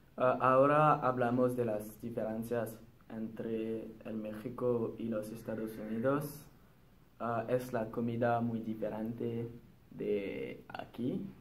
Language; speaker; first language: Spanish; non-native, learner; English